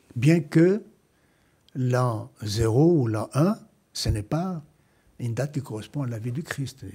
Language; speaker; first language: French; non-native, fluent; Greek